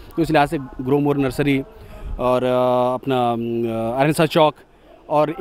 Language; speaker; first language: Hindi; native; Hindi